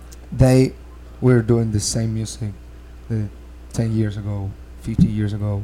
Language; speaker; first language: English; non-native, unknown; Spanish